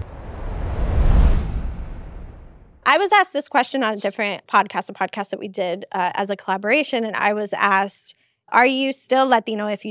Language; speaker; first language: English; native; English